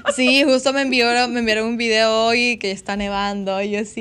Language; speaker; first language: Spanish; native; Spanish